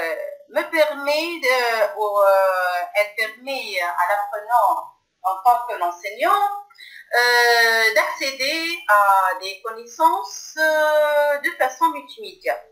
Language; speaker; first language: French; non-native, local second language; Arabic